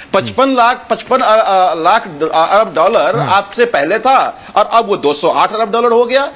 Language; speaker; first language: Hindi; native; Hindi